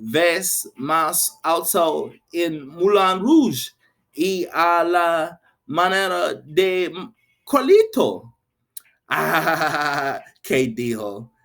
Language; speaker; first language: Spanish; non-native, learner; English